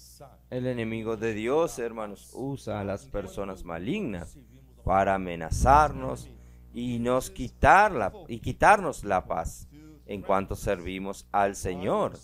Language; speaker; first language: Spanish; non-native, fluent; Portuguese